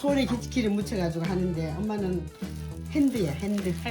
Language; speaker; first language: Korean; native; Korean